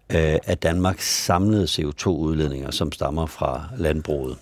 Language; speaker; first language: Danish; native; Danish